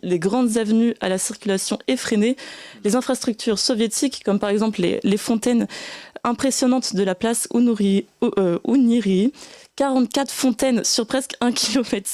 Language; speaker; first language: French; native; French